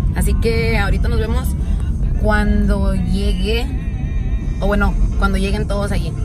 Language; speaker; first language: Spanish; early bilingual, heritage; Spanish